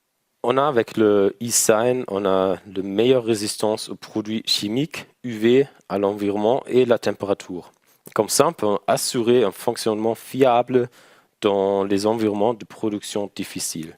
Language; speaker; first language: French; non-native, learner; German